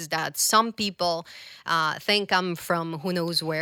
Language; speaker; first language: English; non-native, fluent; Spanish